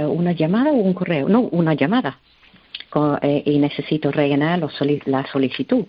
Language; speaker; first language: Spanish; non-native, learner; English